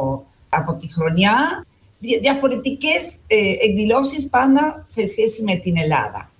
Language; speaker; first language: Greek; non-native, fluent; Spanish